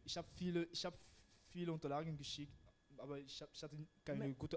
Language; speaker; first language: German; non-native, learner; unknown